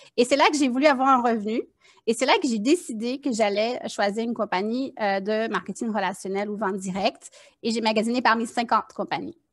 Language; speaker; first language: French; native; French